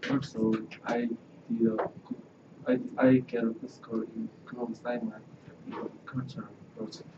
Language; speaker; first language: English; non-native, learner; Korean